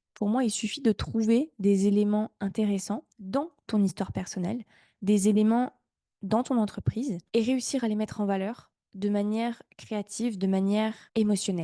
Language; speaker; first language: French; native; French